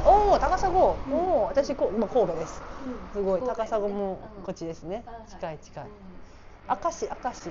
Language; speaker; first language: Japanese; native; Japanese